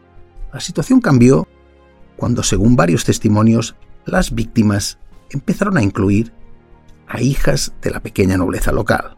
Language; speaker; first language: Spanish; native; Spanish